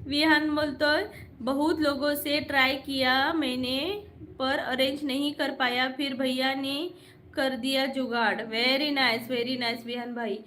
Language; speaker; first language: Hindi; non-native, local second language; Marathi